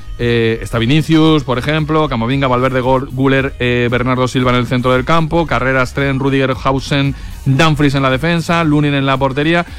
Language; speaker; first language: Spanish; native; Spanish